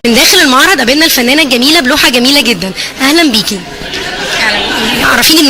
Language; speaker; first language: Arabic; native; Arabic